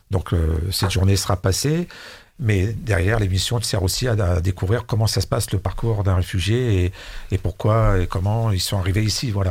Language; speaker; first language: French; native; French